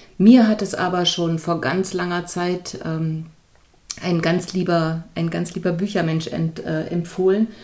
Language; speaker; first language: German; native; German